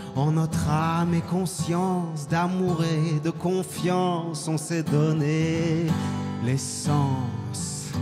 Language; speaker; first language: French; non-native, fluent; English